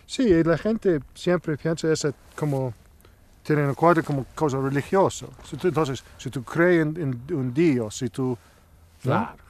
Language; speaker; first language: Spanish; non-native, learner; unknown